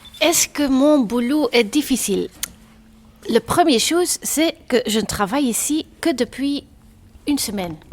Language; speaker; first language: French; non-native, local second language; Dutch